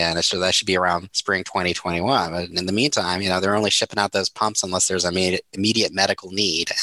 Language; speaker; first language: English; native; English